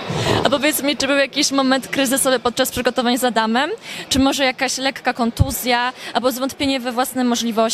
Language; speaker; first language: Polish; native; Polish